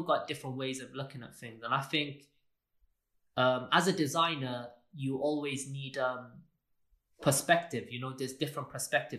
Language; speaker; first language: English; native; English